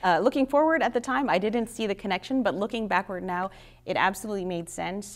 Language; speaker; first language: English; native; English